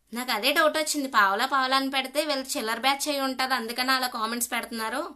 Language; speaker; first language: Telugu; native; Telugu